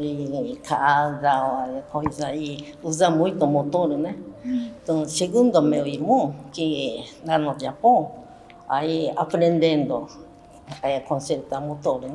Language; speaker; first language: Portuguese; early bilingual, other home language; Japanese